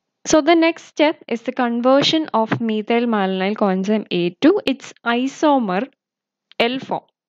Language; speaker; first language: English; non-native, local second language; Malayalam